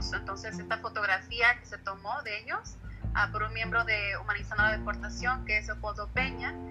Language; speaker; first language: Spanish; early bilingual, heritage; Spanish